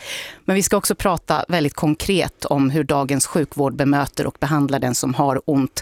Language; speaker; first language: Swedish; native; Swedish